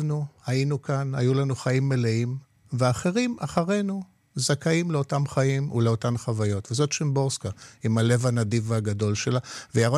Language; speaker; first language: Hebrew; non-native, local second language; Polish